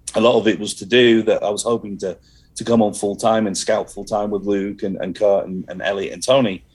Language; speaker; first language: English; native; English